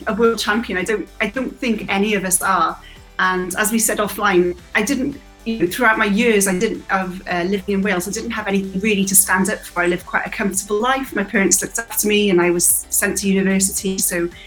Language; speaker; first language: English; native; English